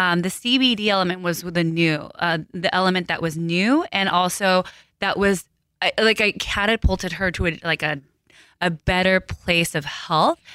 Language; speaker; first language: English; early bilingual, other home language; Korean